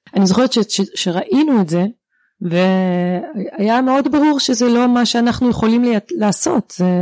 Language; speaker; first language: Hebrew; native; Hebrew